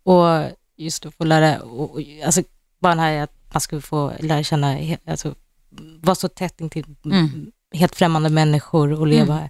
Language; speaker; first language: Swedish; native; Swedish